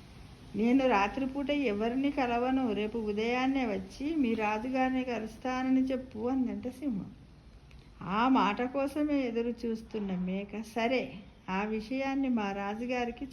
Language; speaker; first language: Telugu; native; Telugu